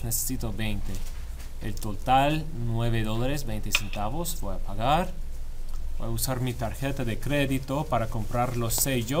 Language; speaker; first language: Spanish; non-native, fluent; English